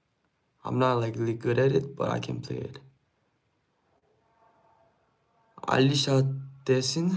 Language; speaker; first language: English; non-native, fluent; Korean